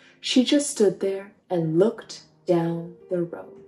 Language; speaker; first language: English; native; English